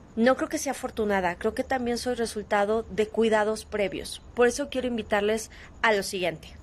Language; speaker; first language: Spanish; native; Spanish